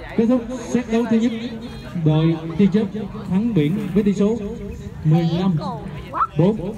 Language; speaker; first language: Vietnamese; native; Vietnamese